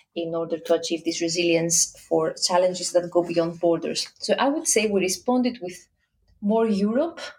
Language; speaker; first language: English; non-native, fluent; Greek